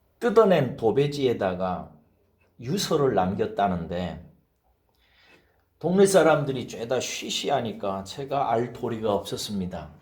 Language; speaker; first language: Korean; native; Korean